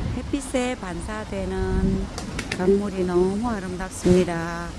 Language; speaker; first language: Korean; native; Korean